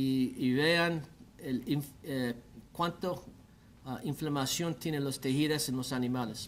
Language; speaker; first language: Spanish; non-native, learner; English